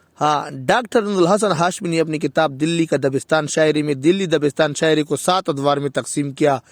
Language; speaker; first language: Urdu; non-native, local second language; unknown